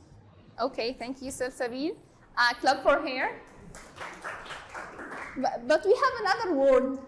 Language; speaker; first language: English; non-native, learner; Arabic